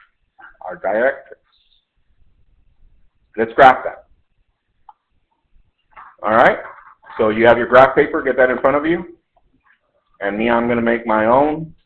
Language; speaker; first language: English; native; English